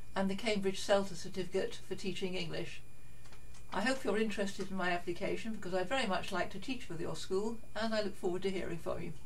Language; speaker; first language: English; native; English